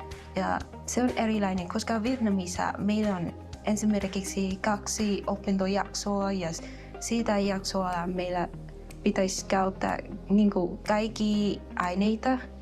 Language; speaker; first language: Finnish; non-native, learner; Vietnamese